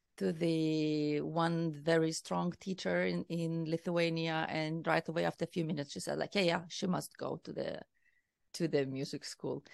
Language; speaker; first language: English; non-native, fluent; Lithuanian